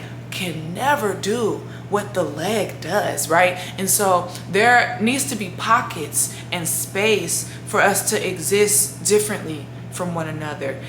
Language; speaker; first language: English; native; English